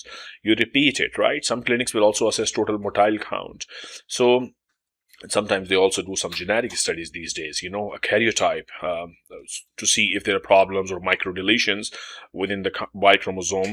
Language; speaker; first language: English; non-native, local second language; Urdu